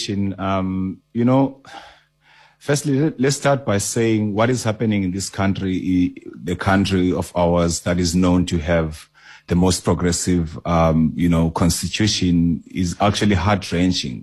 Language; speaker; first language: English; non-native, local second language; Xhosa